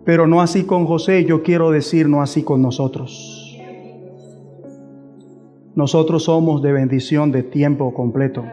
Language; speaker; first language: Spanish; native; Spanish